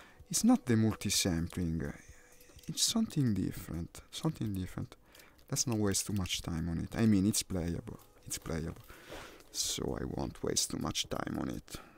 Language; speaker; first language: English; non-native, fluent; Italian